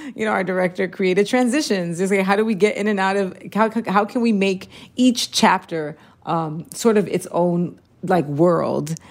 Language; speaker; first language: English; early bilingual, other home language; Spanish